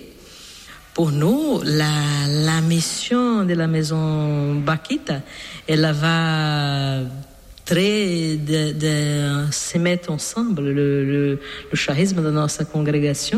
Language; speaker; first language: French; non-native, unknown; Portuguese